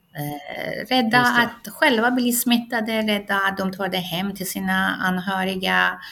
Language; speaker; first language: Swedish; non-native, fluent; Persian